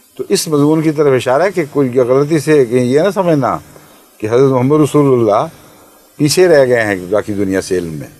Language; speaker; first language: Urdu; non-native, local second language; Punjabi